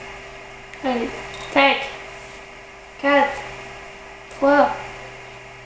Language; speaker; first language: French; native; French